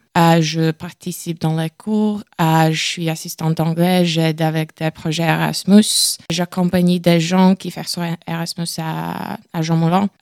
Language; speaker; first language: French; non-native, learner; Latvian